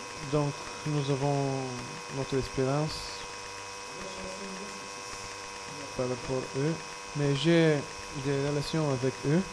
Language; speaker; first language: French; non-native, fluent; Bulgarian